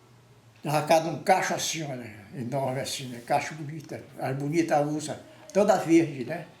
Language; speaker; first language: Portuguese; native; Portuguese